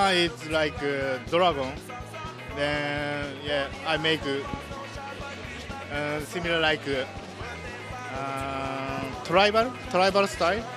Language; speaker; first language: English; non-native, learner; Japanese